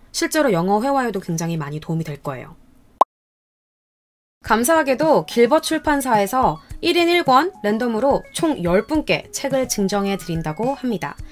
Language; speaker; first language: Korean; native; Korean